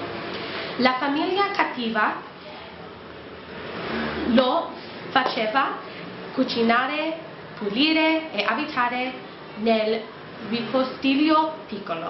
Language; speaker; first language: Italian; non-native, learner; English